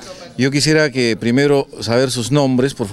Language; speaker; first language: Spanish; native; Spanish